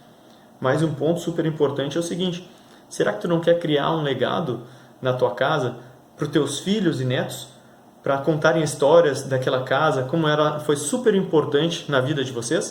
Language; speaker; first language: Portuguese; native; Portuguese